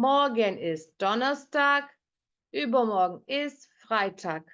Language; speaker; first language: German; non-native, fluent; Turkish